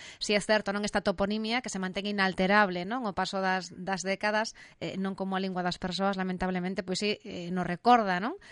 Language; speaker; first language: Galician; native; Galician